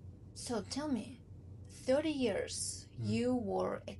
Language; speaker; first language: English; non-native, learner; Ukrainian